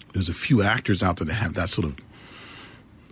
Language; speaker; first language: English; native; English